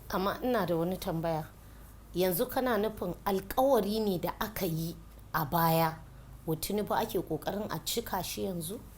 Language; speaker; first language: Hausa; non-native, local second language; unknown